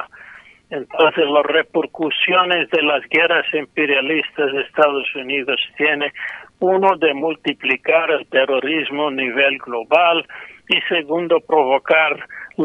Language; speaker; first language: Spanish; non-native, fluent; English